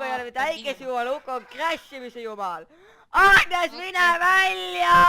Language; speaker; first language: Estonian; native; Estonian